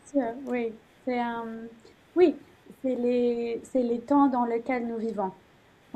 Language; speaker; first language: French; non-native, fluent; English